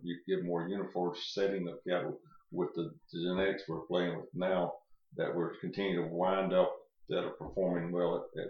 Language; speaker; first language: English; native; English